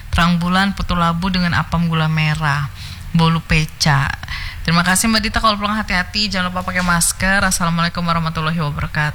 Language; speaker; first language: Indonesian; native; Indonesian